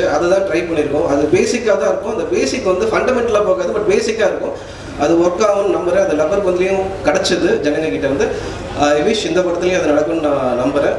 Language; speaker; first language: Tamil; native; Tamil